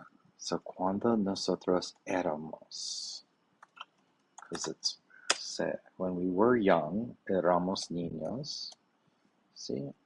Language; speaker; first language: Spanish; non-native, learner; English